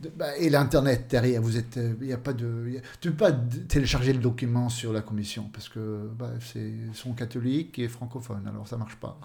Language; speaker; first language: French; non-native, fluent; Swedish